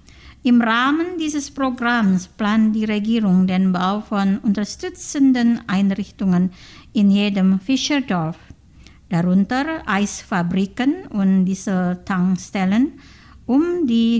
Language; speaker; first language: German; non-native, fluent; Indonesian